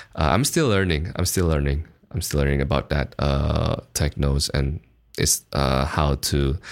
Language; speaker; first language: English; non-native, fluent; Indonesian